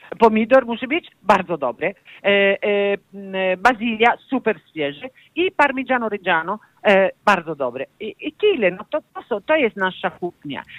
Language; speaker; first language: Polish; non-native, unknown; Italian